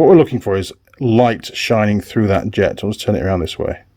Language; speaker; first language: English; native; English